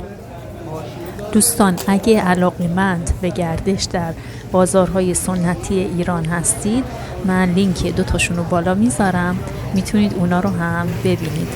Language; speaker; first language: Persian; native; Persian